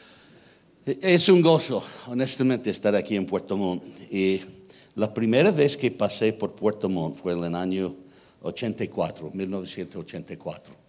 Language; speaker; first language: Spanish; non-native, fluent; English